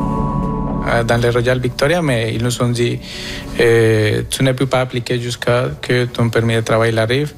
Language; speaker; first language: French; non-native, fluent; Spanish